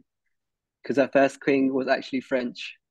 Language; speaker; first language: English; early bilingual, other home language; Hindi